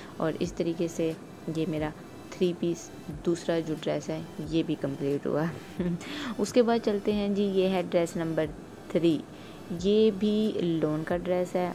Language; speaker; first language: Urdu; native; Urdu